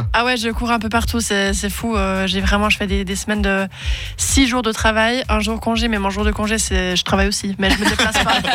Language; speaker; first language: French; non-native, local second language; Swiss German